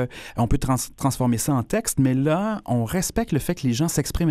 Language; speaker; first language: French; native; French